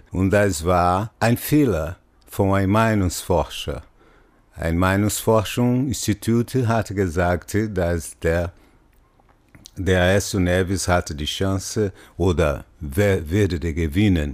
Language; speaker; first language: German; non-native, fluent; Portuguese